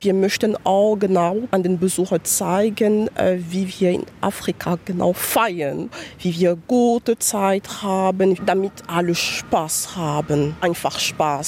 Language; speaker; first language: German; non-native, fluent; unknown